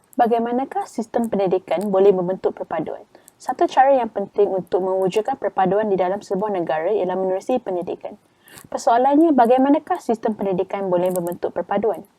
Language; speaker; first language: Malay; native; Malay